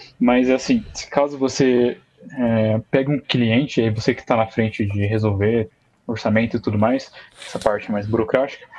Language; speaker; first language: Portuguese; native; Portuguese